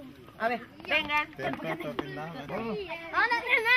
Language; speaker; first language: Spanish; native; Spanish